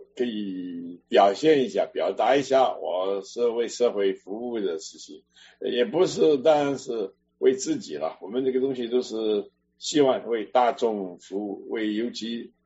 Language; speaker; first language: Chinese; native; Chinese